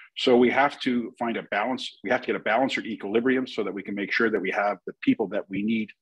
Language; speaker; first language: English; native; English